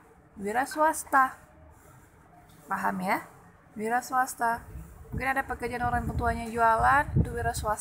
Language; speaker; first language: Indonesian; native; Indonesian